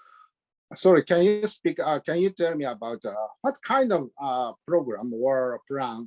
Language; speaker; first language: English; non-native, learner; Japanese